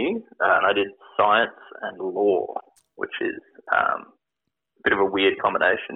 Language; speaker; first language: English; native; English